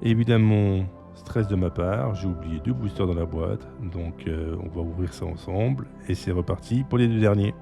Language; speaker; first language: French; native; French